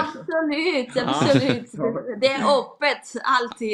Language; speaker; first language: Swedish; non-native, learner; Portuguese